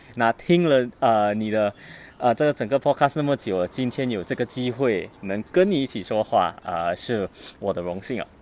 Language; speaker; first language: Chinese; non-native, learner; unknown